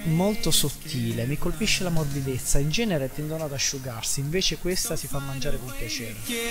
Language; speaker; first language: Italian; native; Italian